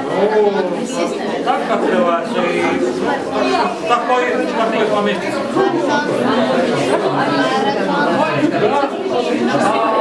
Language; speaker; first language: Russian; non-native, learner; Estonian